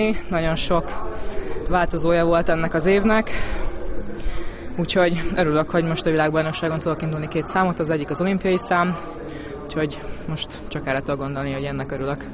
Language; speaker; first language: Hungarian; native; Hungarian